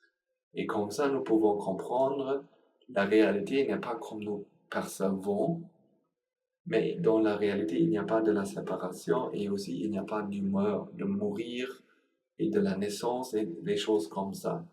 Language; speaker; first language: French; non-native, learner; Sinhala